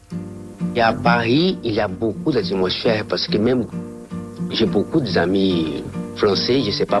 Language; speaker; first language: French; non-native, fluent; Portuguese